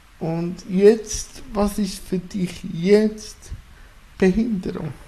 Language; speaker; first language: German; native; German